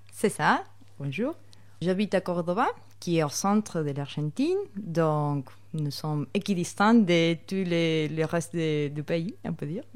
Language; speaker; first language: French; non-native, fluent; Spanish